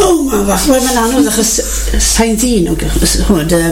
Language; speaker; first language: Welsh; native; Welsh